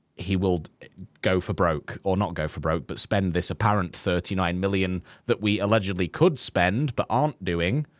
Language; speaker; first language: English; native; English